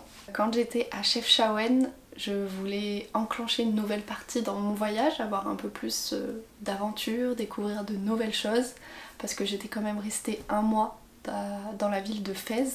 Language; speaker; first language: French; native; French